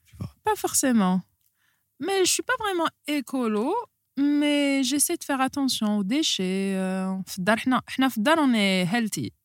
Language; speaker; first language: French; non-native, local second language; Arabic